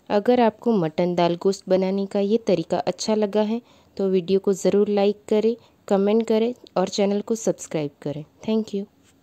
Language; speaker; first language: Hindi; native; Hindi